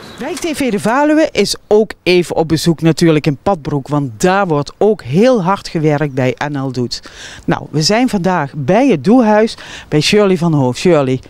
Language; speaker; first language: Dutch; native; Dutch